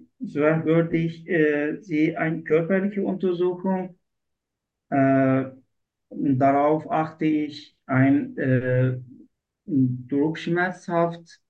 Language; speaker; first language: German; non-native, learner; Turkish